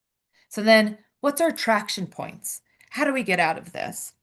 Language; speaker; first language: English; native; English